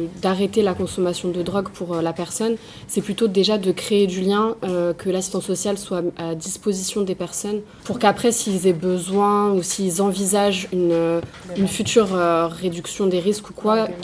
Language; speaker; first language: French; native; French